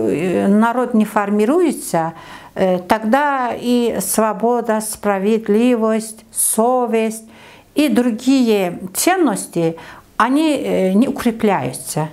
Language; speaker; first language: Russian; non-native, learner; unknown